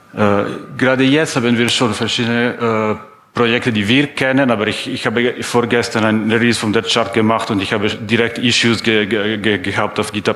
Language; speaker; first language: German; non-native, fluent; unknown